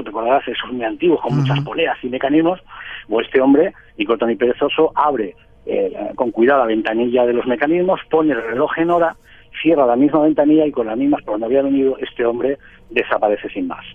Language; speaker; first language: Spanish; native; Spanish